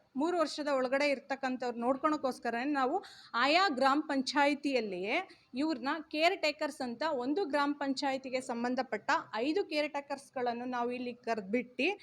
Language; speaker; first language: Kannada; native; Kannada